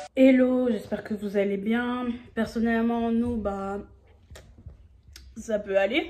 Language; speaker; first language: French; native; French